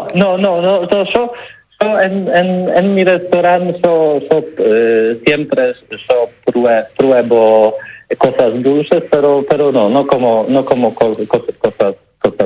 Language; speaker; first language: Spanish; non-native, learner; Polish